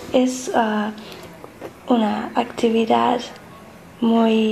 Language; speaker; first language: Spanish; non-native, learner; English